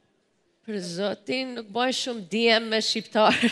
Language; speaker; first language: Albanian; early bilingual, heritage; Albanian